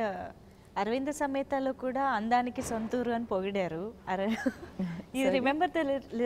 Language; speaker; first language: Telugu; native; Telugu